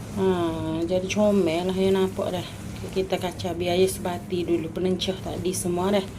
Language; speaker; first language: Malay; native; Malay